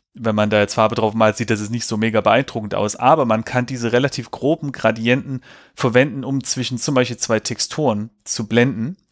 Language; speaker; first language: German; native; German